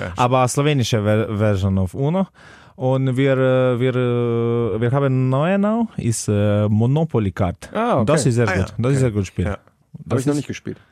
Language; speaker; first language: German; non-native, fluent; Slovenian